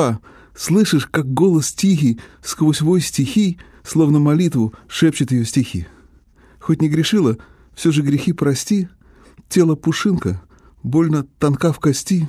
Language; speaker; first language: Russian; native; Russian